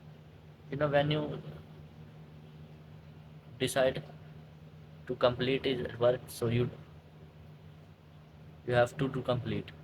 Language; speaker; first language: English; non-native, learner; Hindi